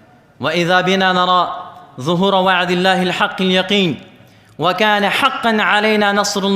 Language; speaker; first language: Arabic; non-native, fluent; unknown